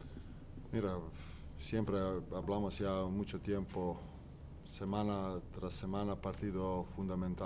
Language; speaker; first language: Spanish; non-native, fluent; Croatian